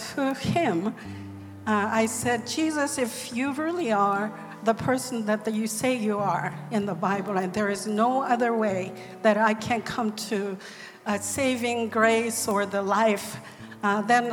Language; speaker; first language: English; non-native, fluent; Korean